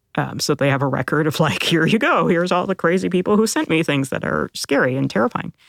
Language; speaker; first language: English; early bilingual, other home language; Filipino